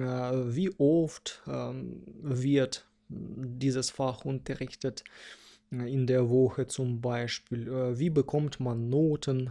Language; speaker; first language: German; non-native, fluent; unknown